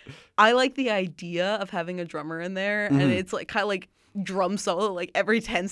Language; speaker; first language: English; native; English